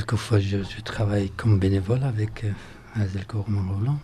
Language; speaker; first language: French; non-native, learner; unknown